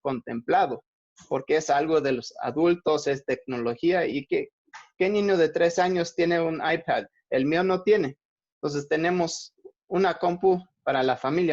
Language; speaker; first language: Spanish; non-native, fluent; English